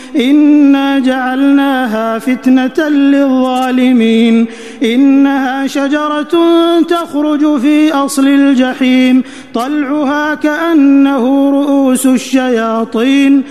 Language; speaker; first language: Arabic; native; Arabic